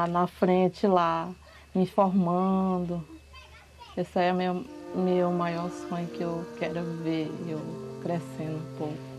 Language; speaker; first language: Portuguese; non-native, local second language; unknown